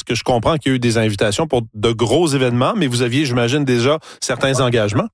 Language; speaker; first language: French; native; French